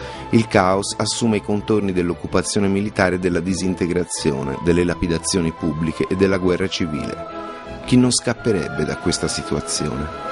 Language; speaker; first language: Italian; native; Italian